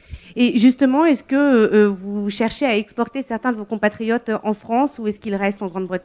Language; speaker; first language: French; native; French